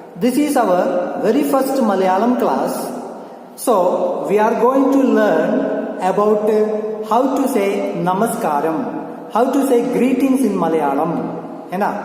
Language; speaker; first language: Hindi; non-native, local second language; Malayalam